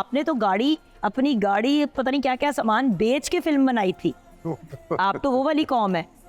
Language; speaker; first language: Urdu; native; Urdu